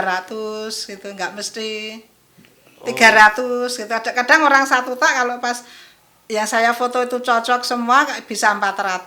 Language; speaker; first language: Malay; non-native, local second language; Javanese